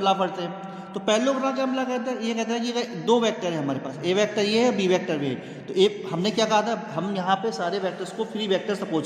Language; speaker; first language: Hindi; native; Hindi